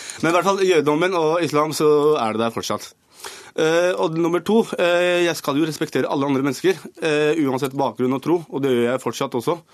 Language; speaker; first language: Norwegian; early bilingual, other home language; Urdu